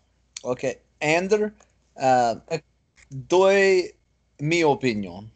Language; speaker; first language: Spanish; non-native, learner; English